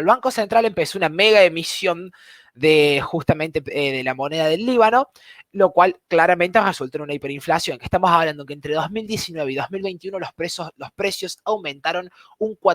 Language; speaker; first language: Spanish; native; Spanish